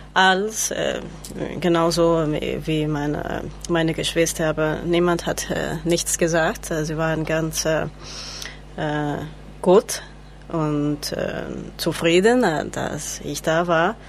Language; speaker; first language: German; non-native, learner; Spanish